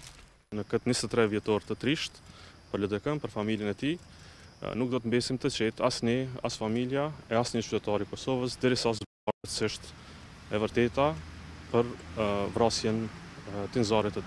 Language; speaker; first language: Albanian; native; Albanian